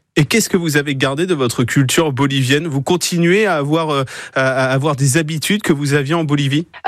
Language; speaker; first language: French; native; French